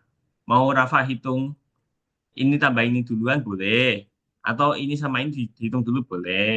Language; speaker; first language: Indonesian; native; Indonesian